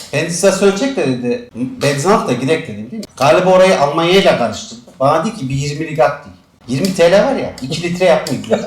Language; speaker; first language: Turkish; early bilingual, heritage; Turkish